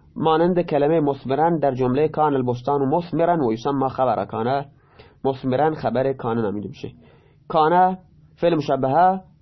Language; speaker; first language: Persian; non-native, local second language; Baluchi